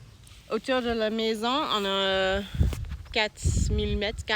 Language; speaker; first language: French; non-native, learner; English